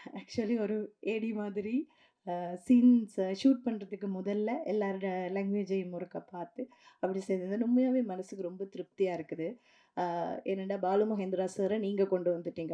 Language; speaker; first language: Tamil; native; Tamil